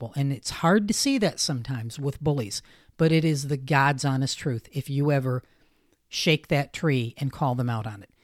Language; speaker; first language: English; native; English